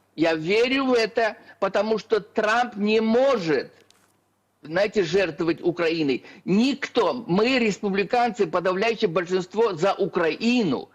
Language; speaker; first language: Russian; native; Russian